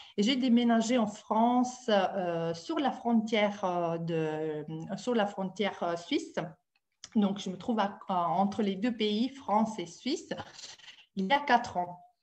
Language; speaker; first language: French; non-native, fluent; Italian